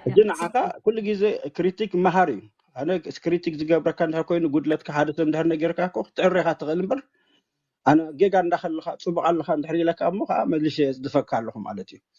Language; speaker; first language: Tigrinya; native; Tigrinya